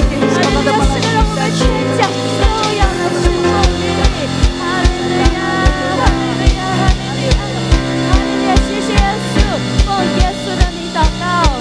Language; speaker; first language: Chinese; native; Chinese